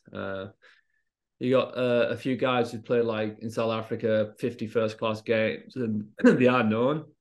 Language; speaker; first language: English; native; English